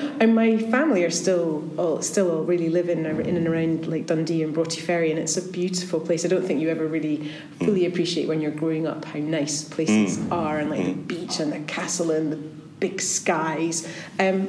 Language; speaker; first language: English; native; English